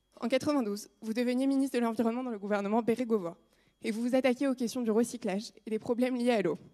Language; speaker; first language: French; native; French